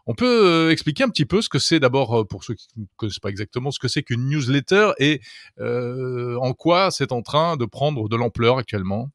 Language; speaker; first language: French; native; French